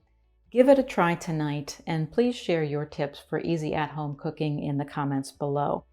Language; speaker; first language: English; native; English